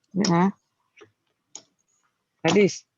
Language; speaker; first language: English; non-native, learner; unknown